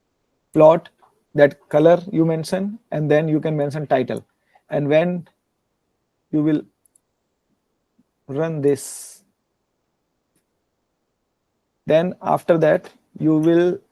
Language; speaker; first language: English; non-native, learner; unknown